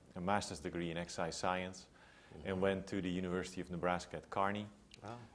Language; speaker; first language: English; non-native, fluent; Dutch